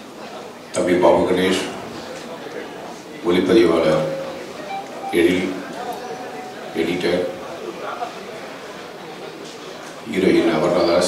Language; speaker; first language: Tamil; native; Tamil